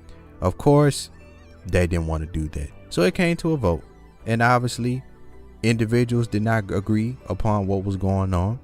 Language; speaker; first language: English; native; English